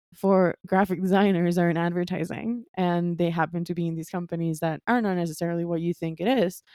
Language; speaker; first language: English; non-native, fluent; Spanish